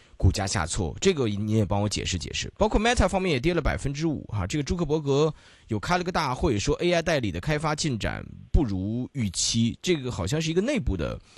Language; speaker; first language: Chinese; non-native, local second language; Cantonese